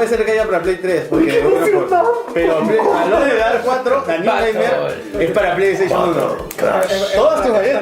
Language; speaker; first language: Spanish; native; Spanish